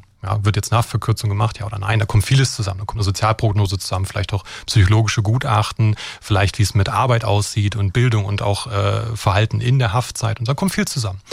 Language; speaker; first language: German; native; German